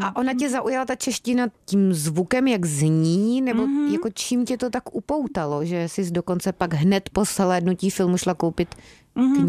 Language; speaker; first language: Czech; native; Czech